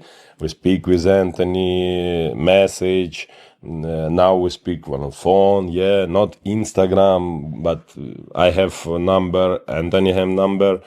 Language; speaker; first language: English; non-native, learner; Ukrainian